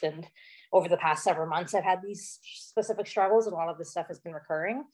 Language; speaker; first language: English; native; English